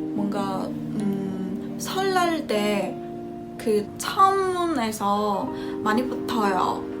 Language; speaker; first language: Korean; non-native, fluent; Chinese